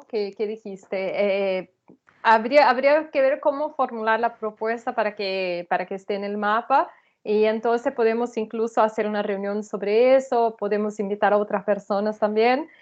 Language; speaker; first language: Spanish; non-native, fluent; Portuguese